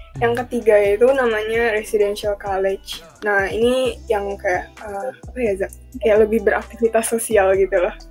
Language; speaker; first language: Indonesian; native; Indonesian